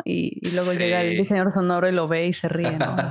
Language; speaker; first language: Spanish; native; Spanish